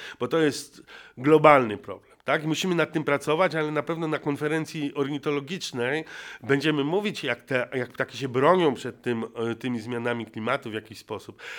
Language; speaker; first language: Polish; native; Polish